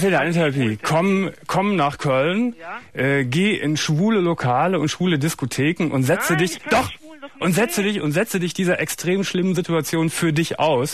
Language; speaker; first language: German; native; German